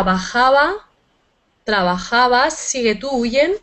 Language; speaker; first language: Spanish; native; Spanish